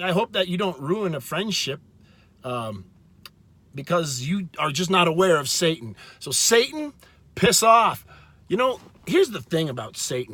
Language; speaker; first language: English; native; English